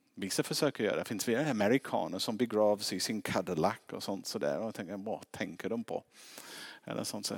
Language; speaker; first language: Swedish; non-native, fluent; English